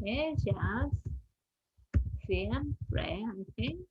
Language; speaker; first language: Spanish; non-native, learner; Japanese